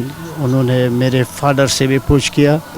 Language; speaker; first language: Hindi; non-native, learner; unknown